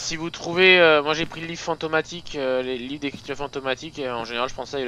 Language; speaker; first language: French; native; French